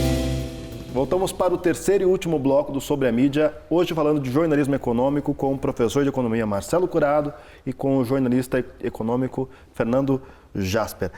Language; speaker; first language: Portuguese; native; Portuguese